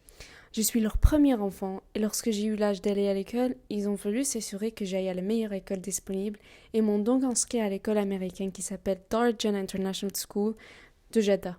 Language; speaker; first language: French; non-native, learner; Arabic